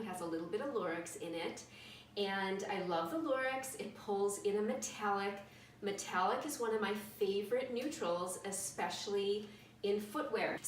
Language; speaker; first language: English; native; English